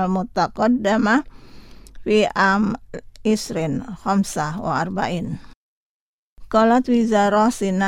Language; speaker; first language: Arabic; non-native, fluent; Indonesian